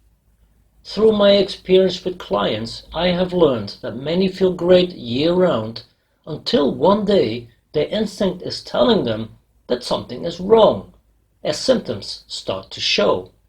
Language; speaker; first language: English; non-native, fluent; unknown